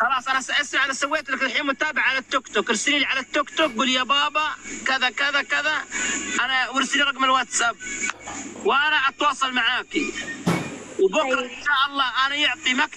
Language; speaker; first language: Arabic; native; Arabic